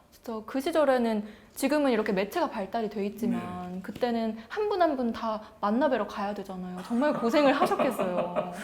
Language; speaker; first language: Korean; native; Korean